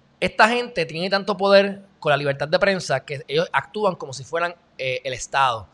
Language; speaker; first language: Spanish; native; Spanish